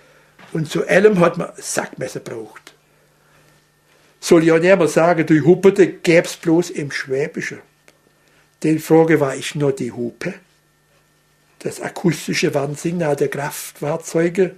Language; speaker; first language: German; native; German